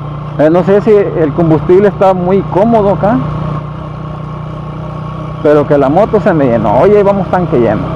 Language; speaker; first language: Spanish; native; Spanish